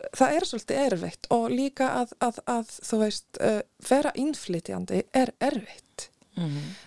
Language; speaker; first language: Icelandic; non-native, fluent; Polish